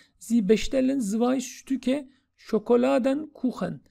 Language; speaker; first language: German; non-native, fluent; Turkish